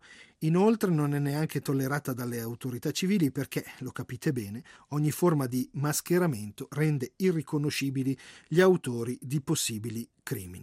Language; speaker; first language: Italian; native; Italian